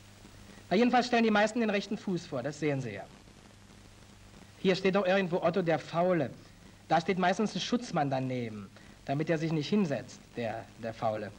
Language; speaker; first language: German; native; German